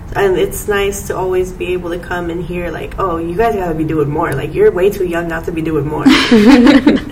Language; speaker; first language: English; native; English